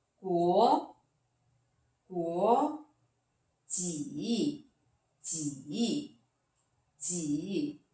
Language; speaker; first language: Korean; non-native, learner; Chinese